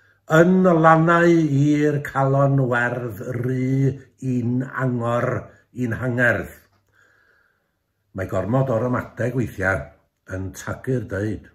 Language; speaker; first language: Welsh; native; Welsh